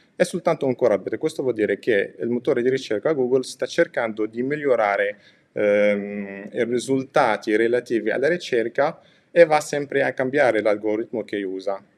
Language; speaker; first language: Italian; non-native, fluent; Arabic